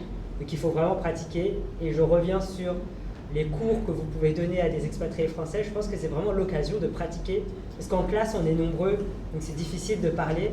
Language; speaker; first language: French; native; French